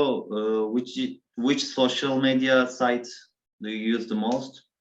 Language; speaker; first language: English; non-native, learner; Turkish